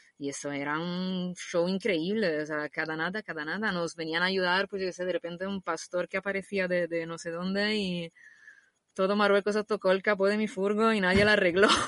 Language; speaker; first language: Spanish; non-native, fluent; Italian